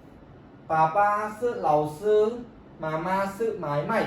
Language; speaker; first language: Chinese; non-native, fluent; Khmer